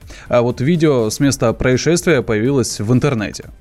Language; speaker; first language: Russian; native; Russian